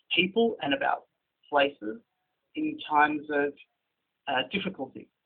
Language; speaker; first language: English; native; English